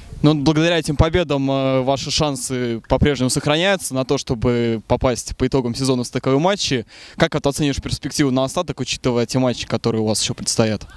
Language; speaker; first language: Russian; native; Russian